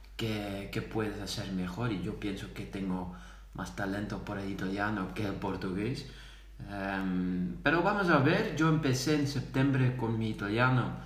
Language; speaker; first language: Spanish; non-native, fluent; Dutch